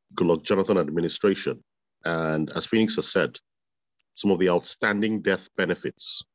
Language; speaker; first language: English; non-native, local second language; Bini